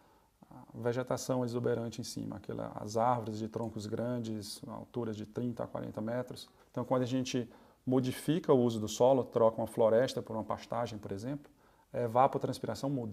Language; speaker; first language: Portuguese; native; Portuguese